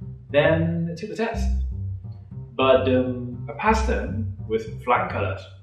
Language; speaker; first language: English; non-native, fluent; Vietnamese